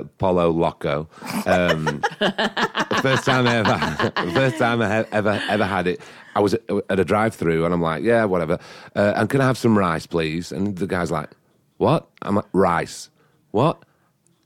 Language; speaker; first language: English; native; English